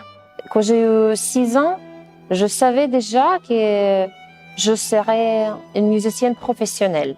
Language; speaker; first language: French; non-native, fluent; Russian